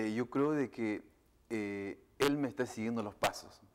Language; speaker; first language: Spanish; non-native, local second language; Shipibo-Conibo